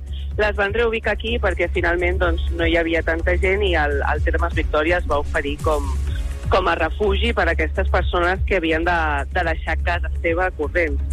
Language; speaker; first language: Catalan; native; Catalan